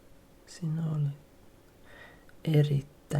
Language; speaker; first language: Finnish; non-native, learner; English